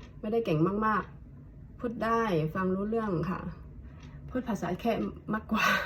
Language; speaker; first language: Thai; non-native, fluent; Hakka Chinese